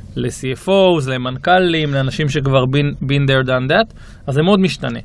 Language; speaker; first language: Hebrew; native; Hebrew